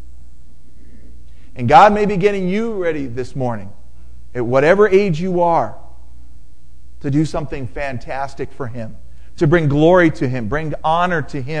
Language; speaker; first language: English; native; English